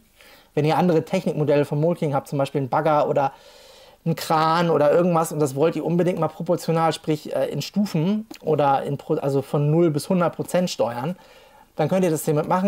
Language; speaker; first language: German; native; German